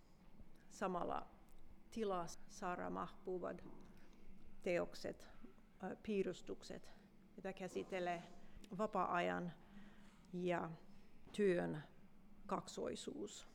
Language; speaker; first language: Finnish; non-native, fluent; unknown